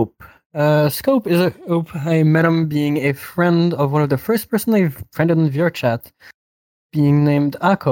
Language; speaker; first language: English; non-native, fluent; French